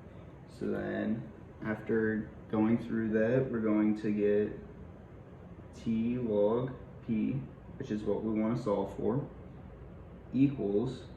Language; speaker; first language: English; native; English